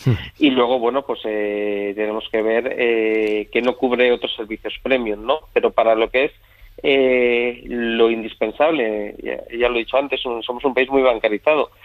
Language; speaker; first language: Spanish; native; Spanish